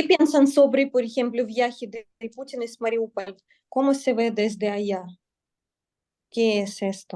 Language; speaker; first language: Spanish; non-native, learner; Russian